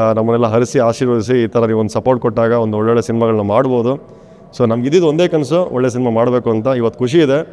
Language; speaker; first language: Kannada; native; Kannada